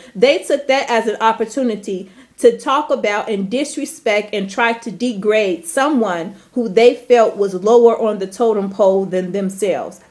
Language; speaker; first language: English; native; English